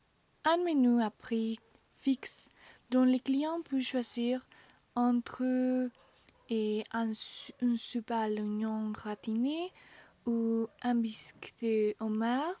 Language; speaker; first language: French; non-native, learner; Spanish